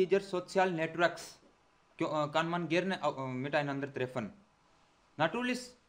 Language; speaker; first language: German; non-native, learner; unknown